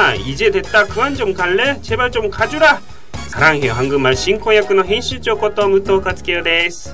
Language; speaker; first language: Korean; non-native, fluent; Japanese